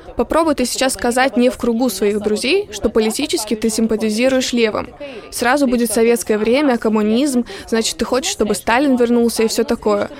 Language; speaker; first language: Russian; non-native, local second language; Lithuanian